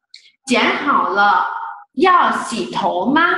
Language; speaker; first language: Chinese; non-native, fluent; Thai